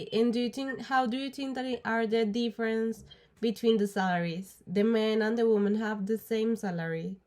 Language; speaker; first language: English; non-native, learner; Spanish